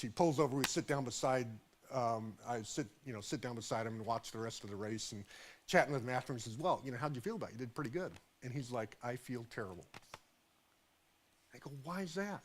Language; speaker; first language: English; native; English